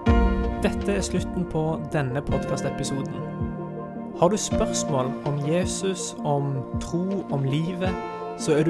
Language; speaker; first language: Norwegian; native; Norwegian